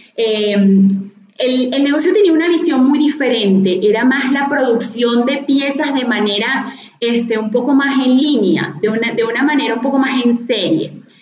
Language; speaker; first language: Spanish; native; Spanish